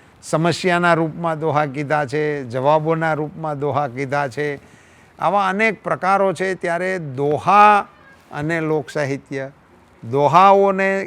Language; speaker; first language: Gujarati; native; Gujarati